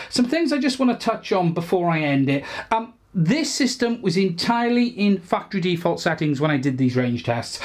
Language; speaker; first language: English; native; English